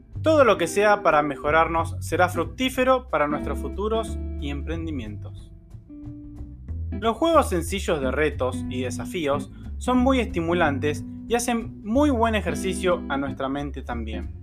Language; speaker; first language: Spanish; native; Spanish